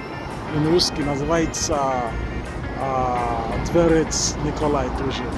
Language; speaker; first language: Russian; non-native, learner; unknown